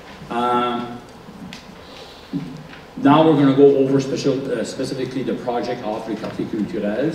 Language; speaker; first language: English; non-native, local second language; French